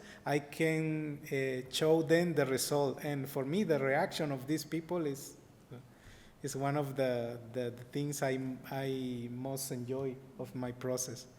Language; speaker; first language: English; non-native, learner; Spanish